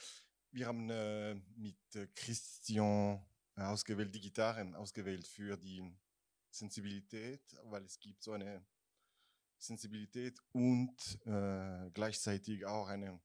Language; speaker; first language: German; non-native, fluent; French